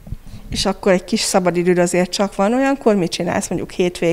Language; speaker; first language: Hungarian; native; Hungarian